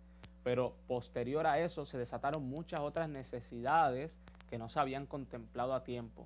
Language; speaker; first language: Spanish; native; Spanish